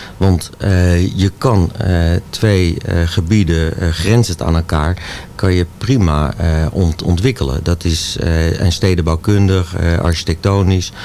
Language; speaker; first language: Dutch; native; Dutch